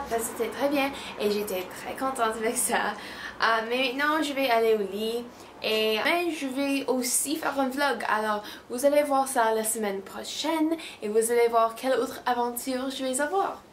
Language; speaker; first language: French; non-native, learner; English